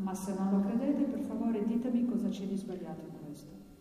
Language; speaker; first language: Italian; native; Italian